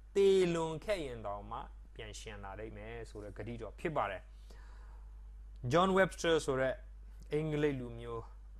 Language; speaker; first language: Burmese; non-native, local second language; Tedim Chin